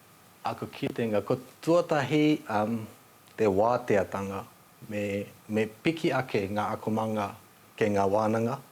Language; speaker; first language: Māori; non-native, fluent; Nepali